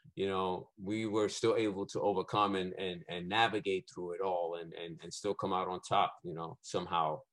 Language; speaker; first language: English; native; English